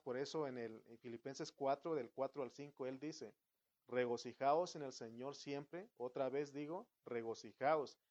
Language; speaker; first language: Spanish; native; Spanish